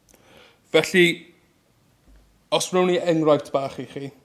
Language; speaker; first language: Welsh; native; Welsh